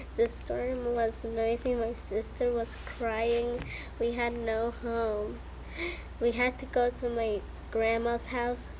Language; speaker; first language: English; early bilingual, other home language; Spanish